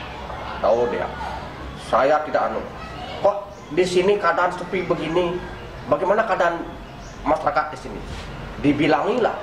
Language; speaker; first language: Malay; non-native, local second language; Balinese